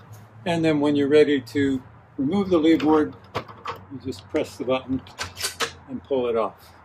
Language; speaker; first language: English; native; English